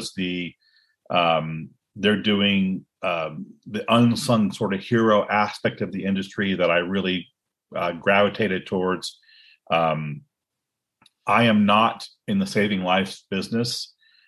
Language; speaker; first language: English; native; English